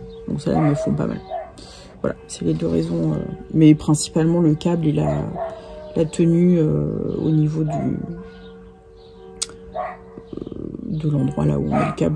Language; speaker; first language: French; native; French